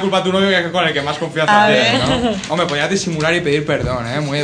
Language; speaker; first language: Spanish; native; Spanish